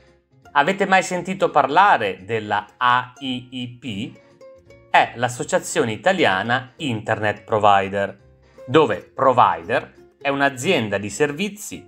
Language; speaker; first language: Italian; native; Italian